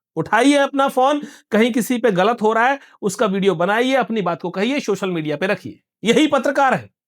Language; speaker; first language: Hindi; native; Hindi